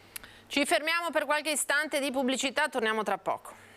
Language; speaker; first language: Italian; native; Italian